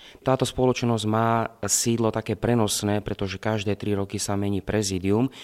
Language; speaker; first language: Slovak; native; Slovak